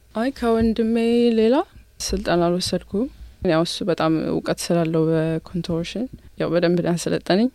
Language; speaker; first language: Amharic; native; Amharic